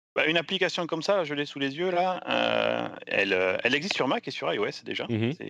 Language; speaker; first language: French; native; French